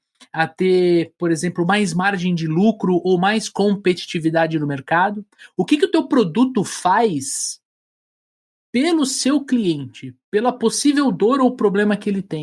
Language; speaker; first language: Portuguese; native; Portuguese